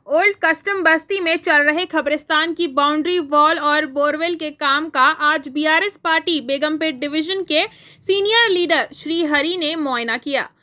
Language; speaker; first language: Hindi; non-native, local second language; Urdu